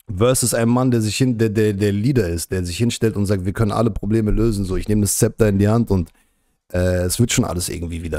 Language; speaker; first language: German; native; German